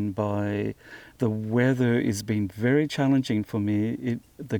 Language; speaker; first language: English; native; English